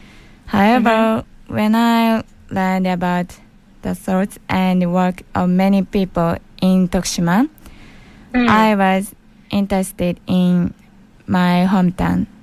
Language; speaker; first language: English; non-native, learner; Japanese